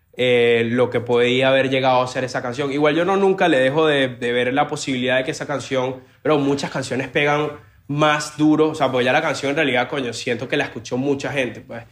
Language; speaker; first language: Spanish; native; Spanish